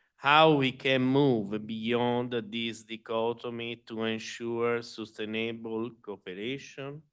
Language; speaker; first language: English; non-native, fluent; Italian